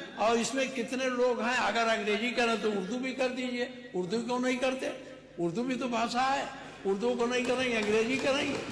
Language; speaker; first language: Hindi; native; Hindi